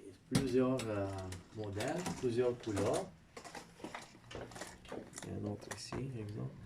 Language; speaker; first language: French; non-native, fluent; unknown